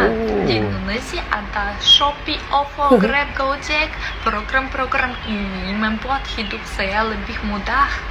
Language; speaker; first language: Indonesian; non-native, learner; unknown